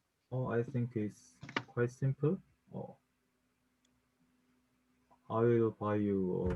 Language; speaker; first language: English; non-native, learner; Korean